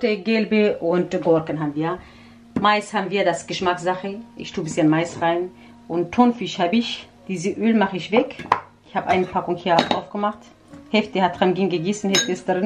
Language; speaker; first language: German; non-native, learner; Central Kurdish